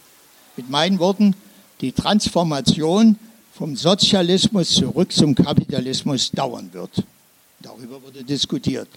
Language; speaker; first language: German; native; German